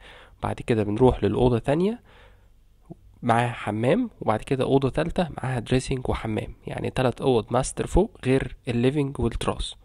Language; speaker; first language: Arabic; native; Arabic